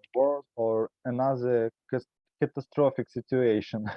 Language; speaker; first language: English; non-native, learner; Ukrainian